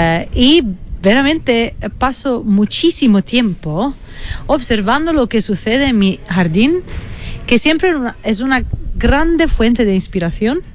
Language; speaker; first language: Spanish; non-native, fluent; Italian